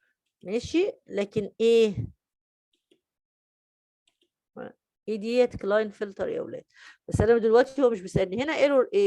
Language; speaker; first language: Arabic; native; Arabic